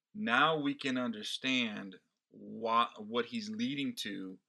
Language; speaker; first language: English; non-native, fluent; Portuguese